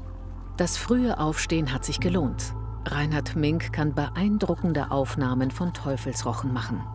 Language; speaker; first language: German; native; German